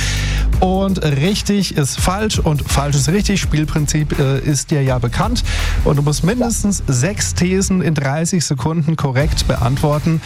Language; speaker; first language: German; native; German